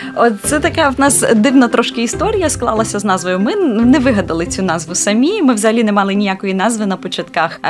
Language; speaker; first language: Ukrainian; native; Ukrainian